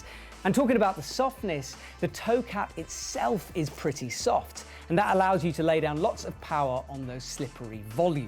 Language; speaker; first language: English; native; English